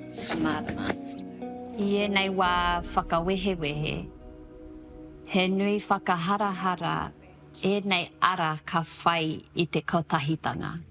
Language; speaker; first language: Māori; non-native, local second language; English